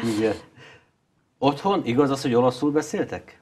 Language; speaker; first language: Hungarian; native; Hungarian